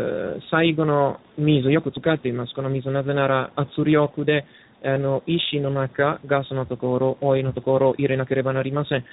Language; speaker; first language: Japanese; non-native, learner; Italian